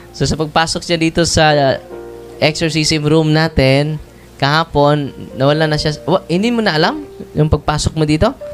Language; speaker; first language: Filipino; non-native, local second language; Cebuano